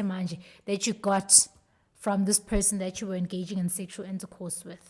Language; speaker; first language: English; non-native, local second language; Zulu